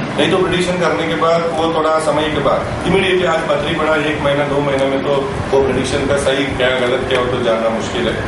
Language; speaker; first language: Hindi; non-native, local second language; Tamil